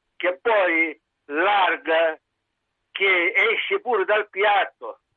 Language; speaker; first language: Italian; native; Italian